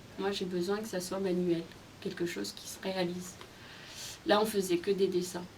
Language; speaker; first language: French; early bilingual, other home language; Khmer